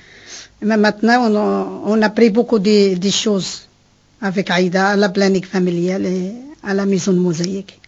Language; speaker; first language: French; non-native, learner; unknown